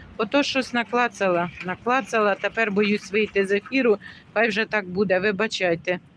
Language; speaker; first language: Ukrainian; native; Ukrainian